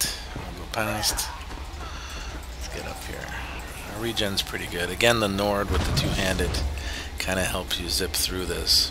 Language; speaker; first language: English; native; English